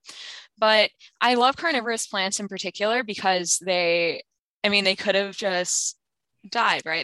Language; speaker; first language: English; native; English